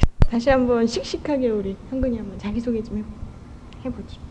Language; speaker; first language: Korean; native; Korean